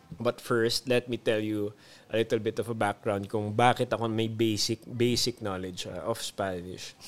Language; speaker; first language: English; non-native, local second language; Filipino